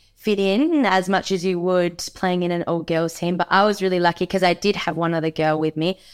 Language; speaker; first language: English; native; English